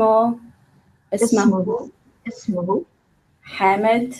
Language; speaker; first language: Arabic; non-native, learner; English